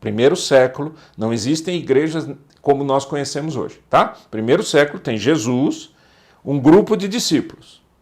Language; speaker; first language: Portuguese; native; Portuguese